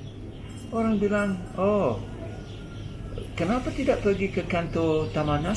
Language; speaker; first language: Indonesian; non-native, fluent; English